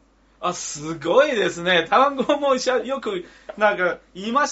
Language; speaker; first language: Japanese; non-native, learner; Chinese